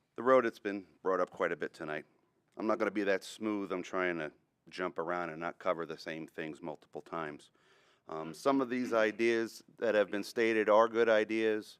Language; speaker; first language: English; native; English